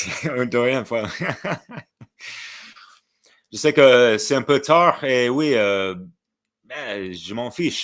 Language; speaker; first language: French; non-native, fluent; English